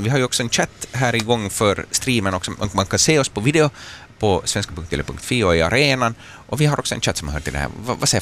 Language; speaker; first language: Swedish; native; Swedish